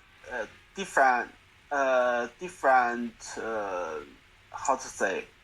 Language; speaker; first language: English; non-native, learner; Chinese